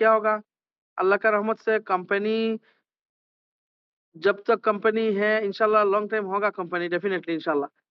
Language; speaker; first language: Hindi; non-native, learner; Bangla